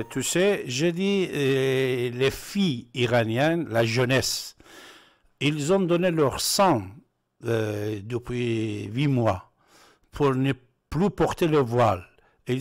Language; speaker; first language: French; non-native, fluent; Persian